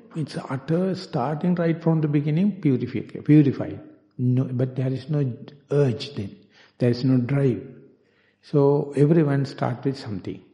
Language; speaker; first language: English; non-native, local second language; Sinhala